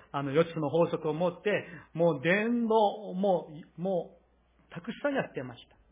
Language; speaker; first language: Japanese; non-native, fluent; Korean